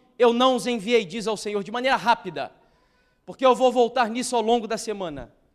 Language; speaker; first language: Portuguese; native; Portuguese